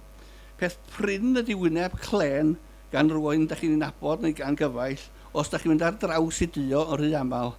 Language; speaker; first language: Welsh; native; Welsh